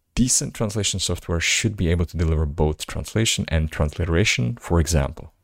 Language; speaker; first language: English; non-native, fluent; Slovak